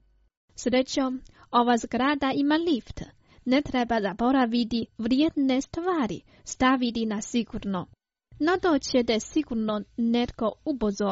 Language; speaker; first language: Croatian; non-native, fluent; Chinese